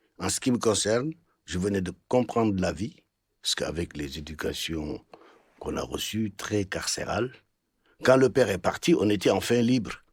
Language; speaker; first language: French; non-native, local second language; Wolof